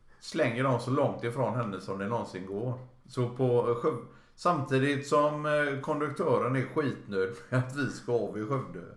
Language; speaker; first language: Swedish; native; Swedish